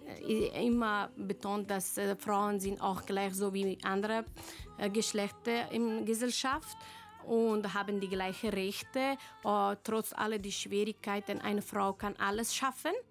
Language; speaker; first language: German; non-native, learner; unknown